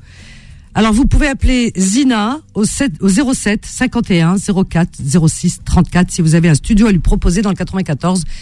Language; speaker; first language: French; native; French